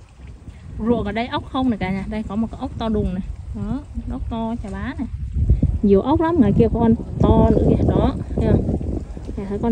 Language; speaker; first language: Vietnamese; native; Vietnamese